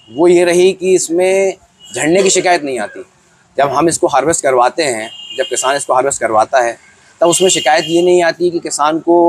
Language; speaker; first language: Hindi; native; Hindi